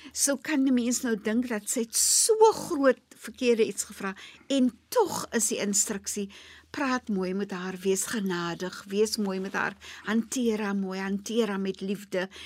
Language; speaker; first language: Afrikaans; native; Afrikaans